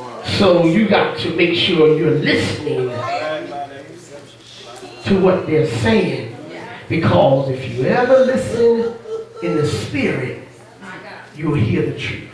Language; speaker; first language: English; native; English